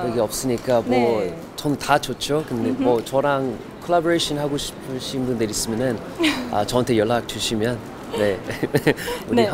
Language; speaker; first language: Korean; non-native, fluent; English